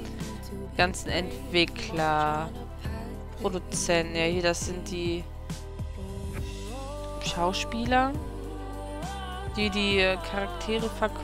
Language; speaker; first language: German; native; German